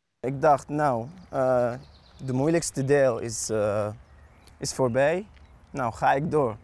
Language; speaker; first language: Dutch; non-native, learner; Arabic